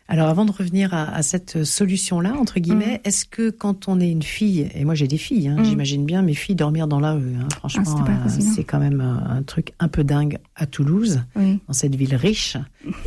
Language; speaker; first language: French; native; French